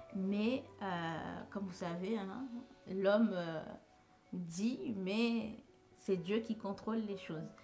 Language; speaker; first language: French; non-native, local second language; Haitian Creole